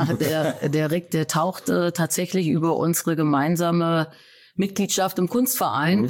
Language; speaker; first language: German; native; German